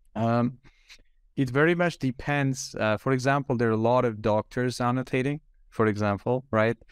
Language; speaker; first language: English; non-native, fluent; Armenian